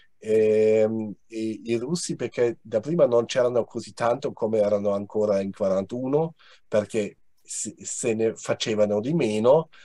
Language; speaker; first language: Italian; non-native, fluent; German